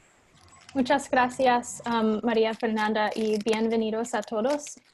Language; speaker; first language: Spanish; non-native, fluent; English